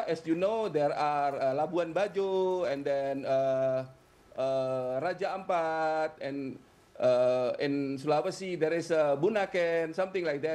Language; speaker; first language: English; non-native, fluent; Indonesian